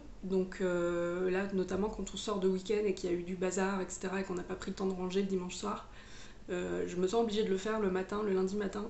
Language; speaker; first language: French; native; French